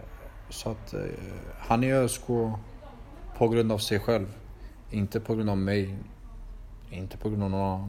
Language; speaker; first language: Swedish; early bilingual, other home language; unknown